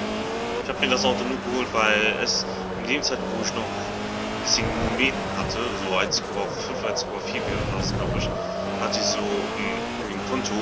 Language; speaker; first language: German; native; German